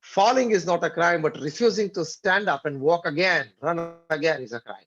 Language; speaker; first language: English; non-native, local second language; Gujarati